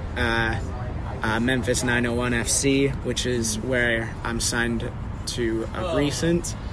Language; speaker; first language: English; native; English